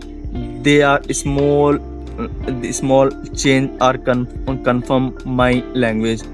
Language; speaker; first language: English; non-native, learner; Hindi